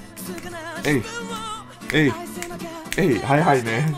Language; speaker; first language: Japanese; non-native, learner; English